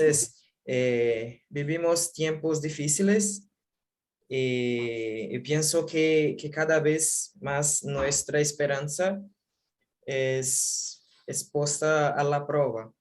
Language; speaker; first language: Spanish; non-native, learner; Portuguese